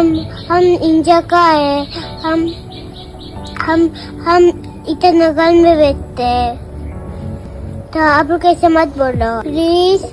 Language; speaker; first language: Hindi; non-native, local second language; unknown